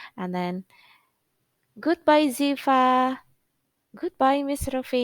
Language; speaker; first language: English; non-native, learner; Indonesian